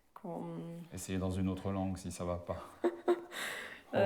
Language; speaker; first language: French; native; French